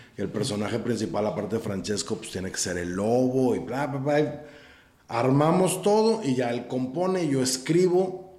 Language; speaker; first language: Spanish; native; Spanish